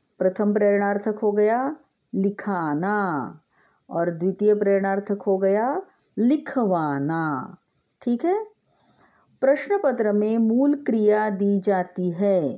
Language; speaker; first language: Hindi; non-native, local second language; Marathi